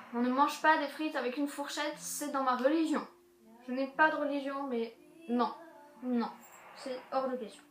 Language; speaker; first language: French; native; French